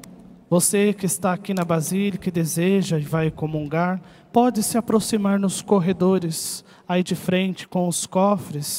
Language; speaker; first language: Portuguese; native; Portuguese